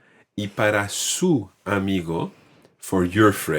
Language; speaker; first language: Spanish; non-native, fluent; English